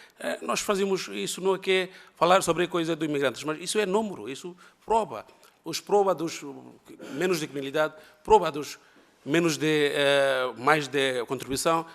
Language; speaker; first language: Portuguese; non-native, learner; Bangla